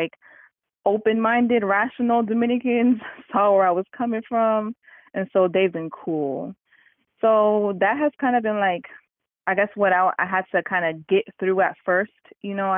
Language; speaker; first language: English; native; English